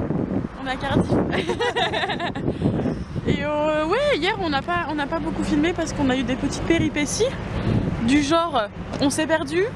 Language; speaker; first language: French; native; French